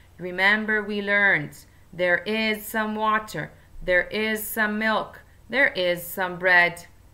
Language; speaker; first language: English; non-native, fluent; Italian